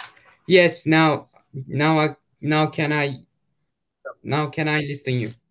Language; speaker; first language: English; non-native, learner; Turkish